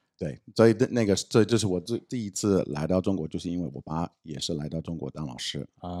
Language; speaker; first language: Chinese; non-native, fluent; English